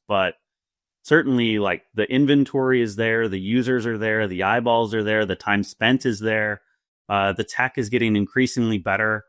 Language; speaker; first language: English; native; English